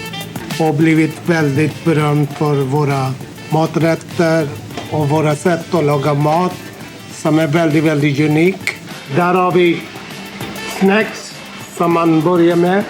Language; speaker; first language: Swedish; non-native, fluent; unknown